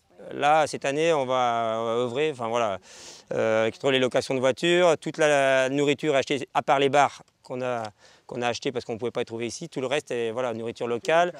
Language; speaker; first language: French; native; French